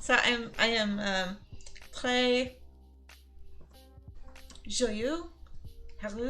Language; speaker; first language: French; non-native, learner; English